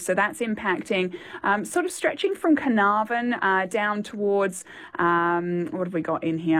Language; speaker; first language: English; native; English